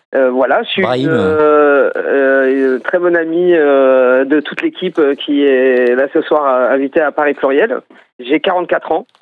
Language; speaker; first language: French; native; French